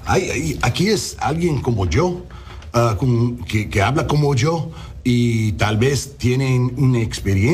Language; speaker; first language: Spanish; early bilingual, heritage; English